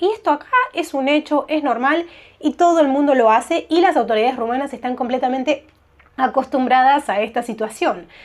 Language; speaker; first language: Spanish; native; Spanish